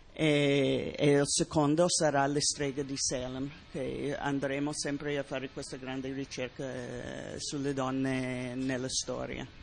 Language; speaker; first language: Italian; non-native, fluent; English